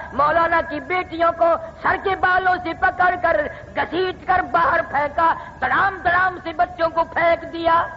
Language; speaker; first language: Urdu; non-native, local second language; Saraiki